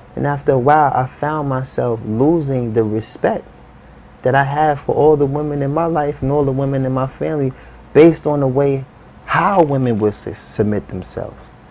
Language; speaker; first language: English; native; English